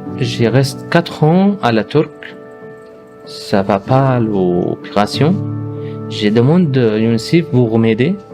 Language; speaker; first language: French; non-native, learner; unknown